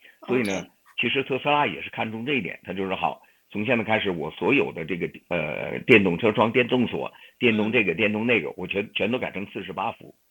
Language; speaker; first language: Chinese; native; Chinese